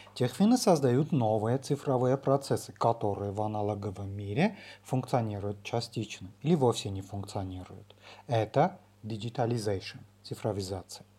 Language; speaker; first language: Russian; non-native, local second language; Armenian